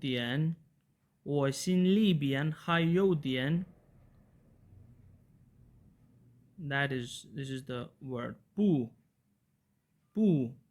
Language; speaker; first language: Chinese; non-native, learner; Urdu